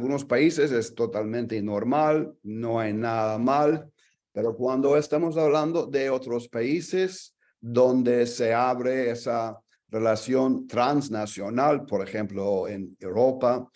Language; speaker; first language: Spanish; non-native, fluent; English